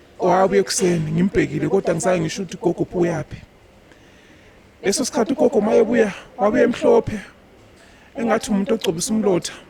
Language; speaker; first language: Zulu; non-native, local second language; Northern Sotho